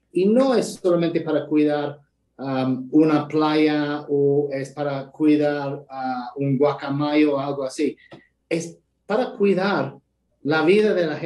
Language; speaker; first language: Spanish; non-native, fluent; English